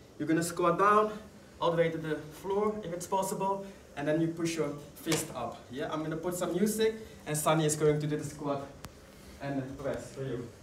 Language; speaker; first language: English; non-native, fluent; Dutch